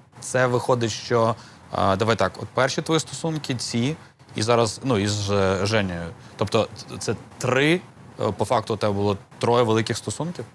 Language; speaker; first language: Ukrainian; native; Ukrainian